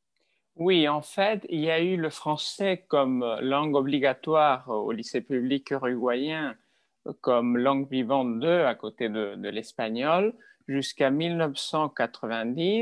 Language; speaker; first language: French; non-native, fluent; Spanish